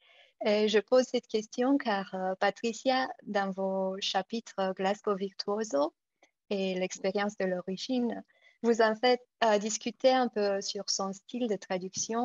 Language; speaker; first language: French; non-native, fluent; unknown